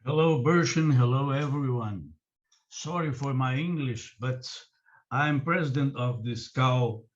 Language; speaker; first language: English; non-native, learner; Portuguese